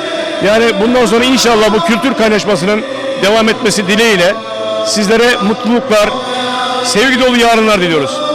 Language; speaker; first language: Turkish; native; Turkish